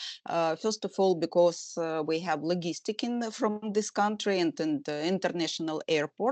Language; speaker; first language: English; non-native, learner; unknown